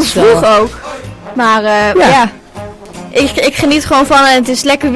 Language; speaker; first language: Dutch; native; Dutch